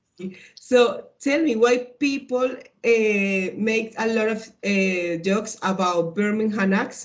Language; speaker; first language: English; non-native, learner; Spanish